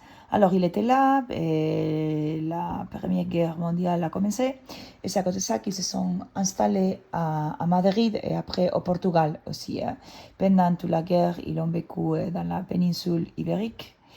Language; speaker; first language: French; non-native, fluent; Spanish